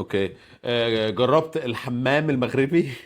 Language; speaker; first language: Arabic; native; Arabic